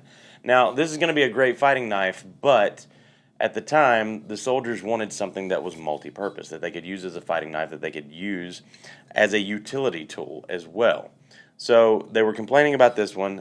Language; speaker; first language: English; native; English